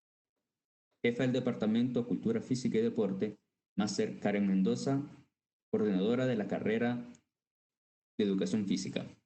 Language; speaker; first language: Spanish; native; Spanish